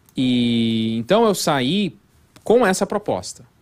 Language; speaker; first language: Portuguese; non-native, fluent; English